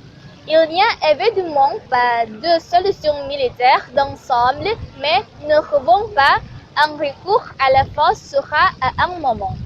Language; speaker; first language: French; non-native, learner; Indonesian